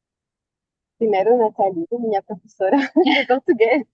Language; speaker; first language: Portuguese; non-native, learner; Arabic